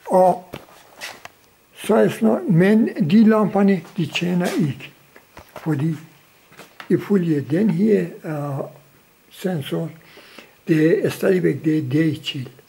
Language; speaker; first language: Danish; non-native, local second language; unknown